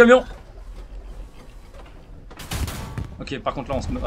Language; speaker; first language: French; native; French